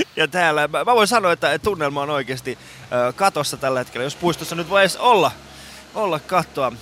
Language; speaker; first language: Finnish; native; Finnish